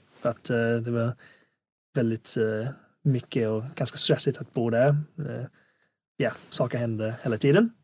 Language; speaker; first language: Swedish; non-native, fluent; English